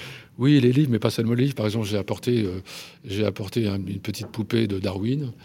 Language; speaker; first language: French; native; French